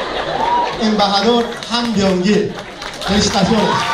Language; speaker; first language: Spanish; non-native, local second language; Korean